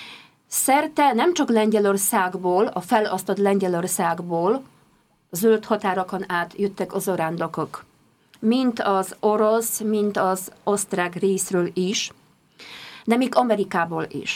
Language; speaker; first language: Hungarian; non-native, fluent; Polish